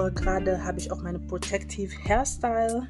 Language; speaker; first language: German; non-native, fluent; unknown